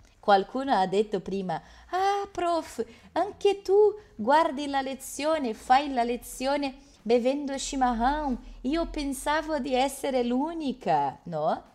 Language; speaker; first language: Italian; native; Italian